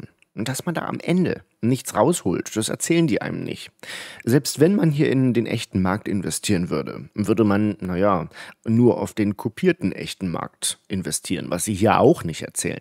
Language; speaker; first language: German; native; German